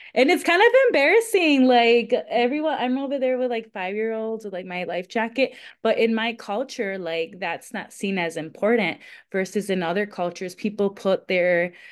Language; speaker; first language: English; native; English